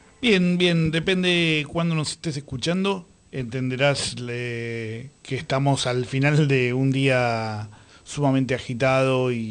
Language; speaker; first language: Spanish; native; Spanish